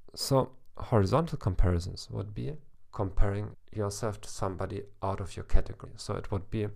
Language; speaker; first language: English; non-native, fluent; German